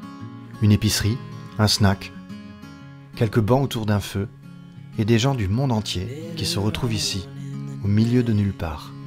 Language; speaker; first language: French; native; French